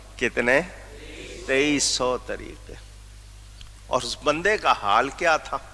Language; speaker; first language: Urdu; native; Urdu